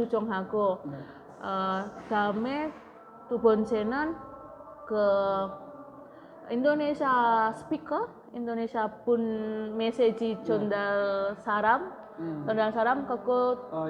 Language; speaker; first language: Korean; non-native, learner; Indonesian